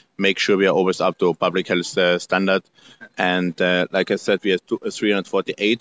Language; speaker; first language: English; non-native, fluent; German